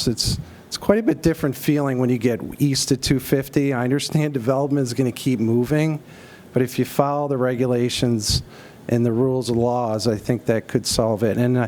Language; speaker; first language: English; native; English